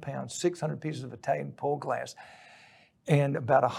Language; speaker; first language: English; native; English